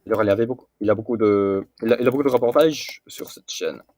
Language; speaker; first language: French; non-native, learner; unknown